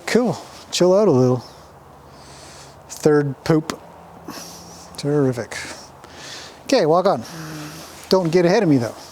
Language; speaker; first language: English; native; English